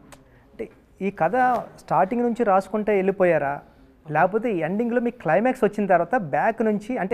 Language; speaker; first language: Telugu; native; Telugu